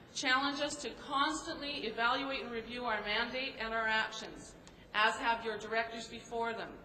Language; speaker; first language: English; native; English